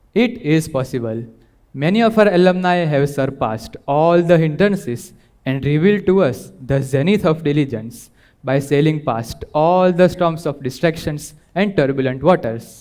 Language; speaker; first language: English; non-native, local second language; Gujarati